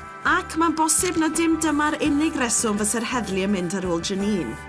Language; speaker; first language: Welsh; native; Welsh